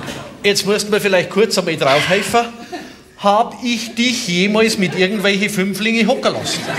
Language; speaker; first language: German; native; German